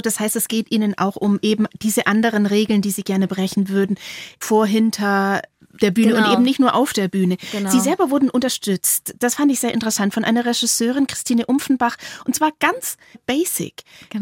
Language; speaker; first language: German; native; German